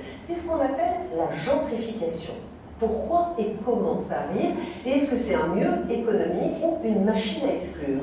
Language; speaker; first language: French; native; French